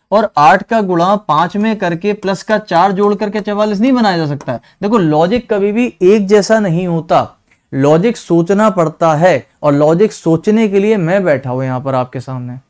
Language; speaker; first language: Hindi; native; Hindi